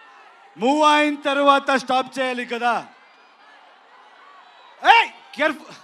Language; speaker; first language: Telugu; non-native, learner; Kannada